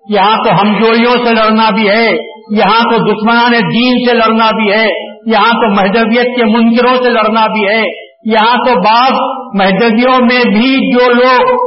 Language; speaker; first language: Urdu; native; Urdu